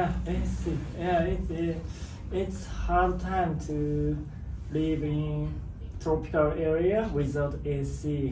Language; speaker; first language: English; non-native, learner; Japanese